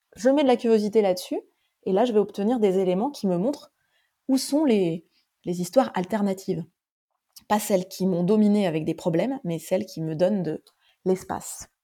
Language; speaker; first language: French; native; French